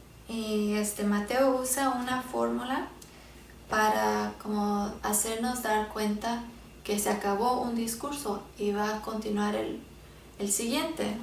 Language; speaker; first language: Spanish; early bilingual, heritage; Spanish